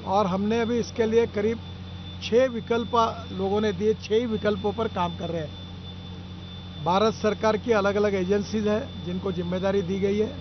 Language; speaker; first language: Hindi; non-native, local second language; Marathi